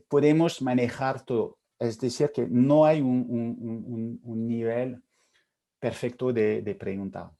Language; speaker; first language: Spanish; non-native, fluent; French